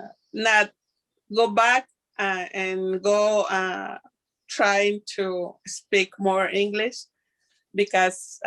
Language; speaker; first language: English; non-native, learner; Spanish